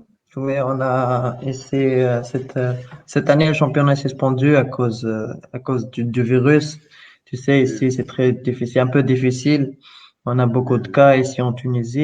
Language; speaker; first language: French; non-native, local second language; Arabic